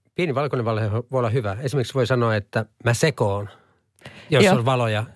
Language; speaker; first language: Finnish; native; Finnish